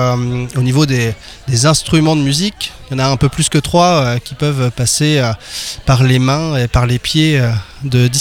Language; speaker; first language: French; native; French